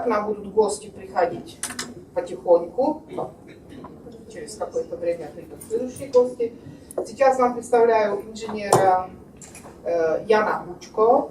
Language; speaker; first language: Russian; non-native, fluent; Czech